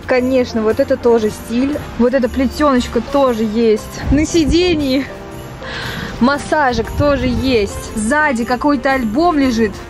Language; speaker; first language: Russian; native; Russian